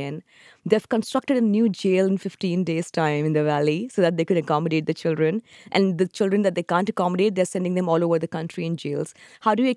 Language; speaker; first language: English; non-native, local second language; Urdu